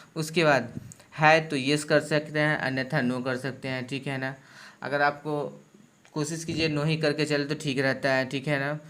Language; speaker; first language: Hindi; native; Hindi